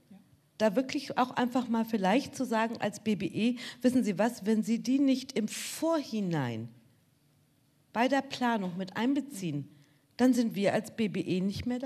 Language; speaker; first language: German; native; German